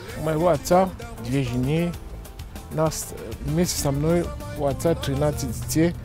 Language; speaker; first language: Russian; non-native, fluent; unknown